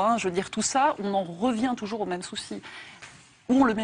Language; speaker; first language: French; native; French